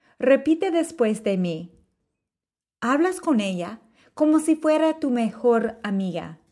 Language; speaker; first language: Spanish; non-native, fluent; English